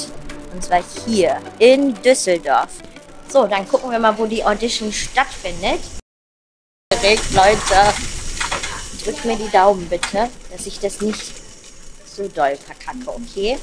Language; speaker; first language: German; native; German